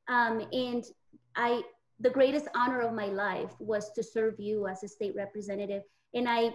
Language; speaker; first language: English; native; English